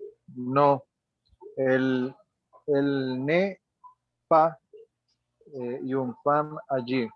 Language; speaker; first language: French; non-native, learner; Spanish